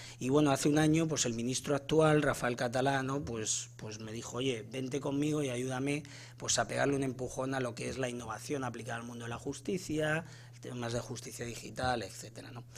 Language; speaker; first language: Spanish; native; Spanish